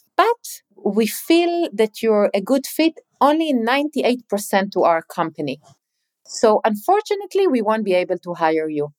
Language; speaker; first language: English; non-native, fluent; Hebrew